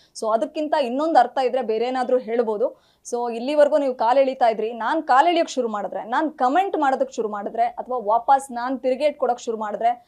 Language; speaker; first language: Kannada; native; Kannada